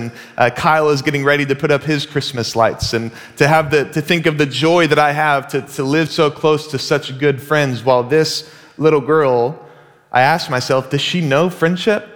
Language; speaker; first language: English; native; English